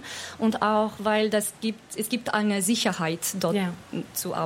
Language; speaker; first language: German; non-native, fluent; French